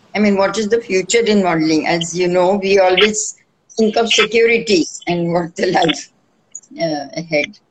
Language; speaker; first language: English; non-native, local second language; Marathi